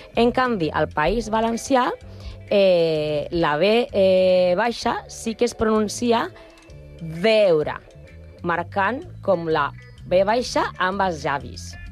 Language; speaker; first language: Catalan; non-native, learner; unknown